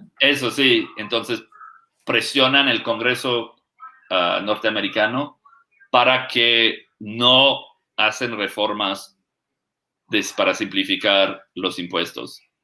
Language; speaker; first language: Spanish; non-native, fluent; French